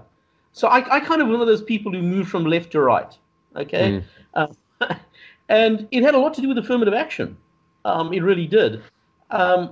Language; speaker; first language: English; native; English